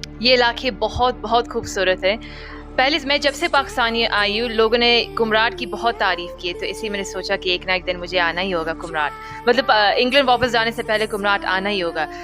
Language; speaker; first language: Urdu; early bilingual, heritage; Urdu